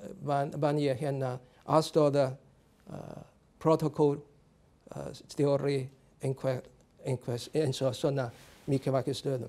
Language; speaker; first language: Icelandic; non-native, learner; Chinese